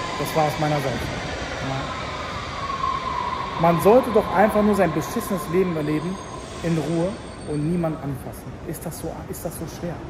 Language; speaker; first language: German; early bilingual, other home language; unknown